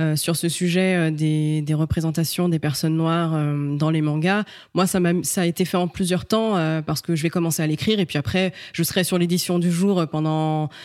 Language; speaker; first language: French; native; French